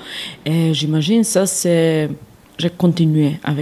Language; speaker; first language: French; non-native, fluent; Serbian